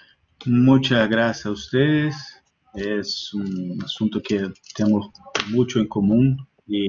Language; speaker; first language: Spanish; non-native, learner; Portuguese